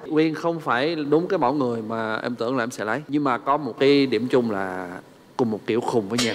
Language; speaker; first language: Vietnamese; non-native, fluent; English